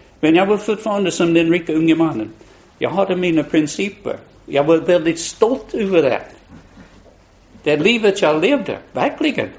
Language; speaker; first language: Swedish; non-native, fluent; English